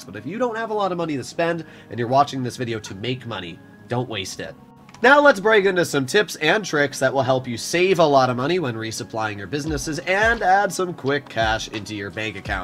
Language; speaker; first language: English; native; English